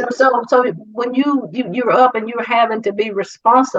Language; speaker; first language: English; native; English